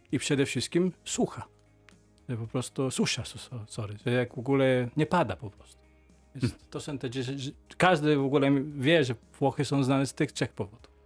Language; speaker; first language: Polish; non-native, fluent; Italian